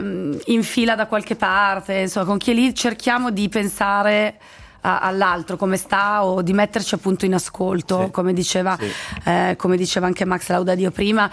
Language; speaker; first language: Italian; native; Italian